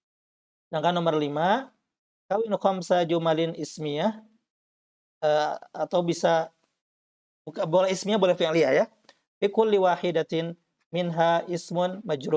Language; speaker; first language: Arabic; non-native, fluent; Indonesian